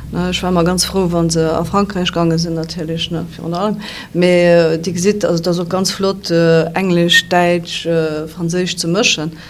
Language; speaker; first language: German; non-native, local second language; Luxembourgish